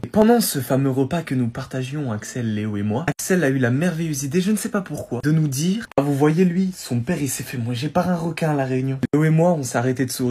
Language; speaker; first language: French; native; French